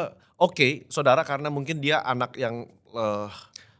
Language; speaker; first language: Indonesian; native; Indonesian